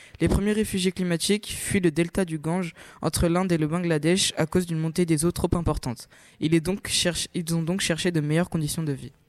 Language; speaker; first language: French; native; French